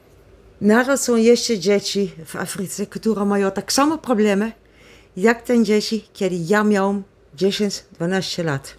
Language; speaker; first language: Polish; non-native, learner; Dutch